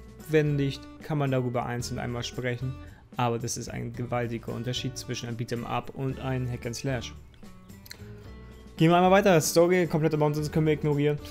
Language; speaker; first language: German; native; German